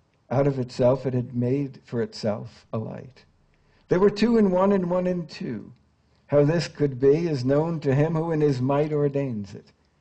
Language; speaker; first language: English; native; English